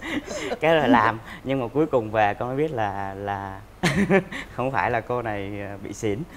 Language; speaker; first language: Vietnamese; native; Vietnamese